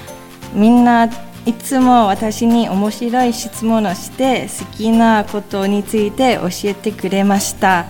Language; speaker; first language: Japanese; non-native, learner; English